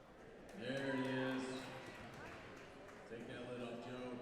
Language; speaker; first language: English; native; English